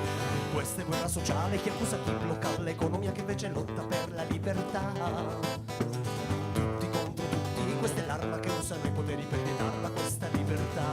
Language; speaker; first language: Italian; native; Italian